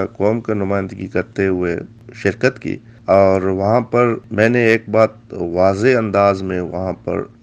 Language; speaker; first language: Urdu; non-native, local second language; Baluchi